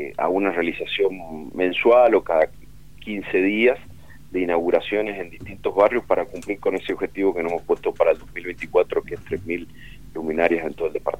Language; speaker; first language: Spanish; native; Spanish